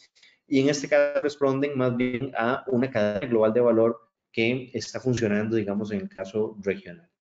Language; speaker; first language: Spanish; native; Spanish